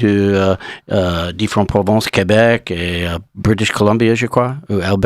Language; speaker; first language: French; non-native, learner; English